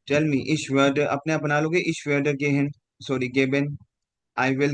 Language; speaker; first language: German; non-native, fluent; Hindi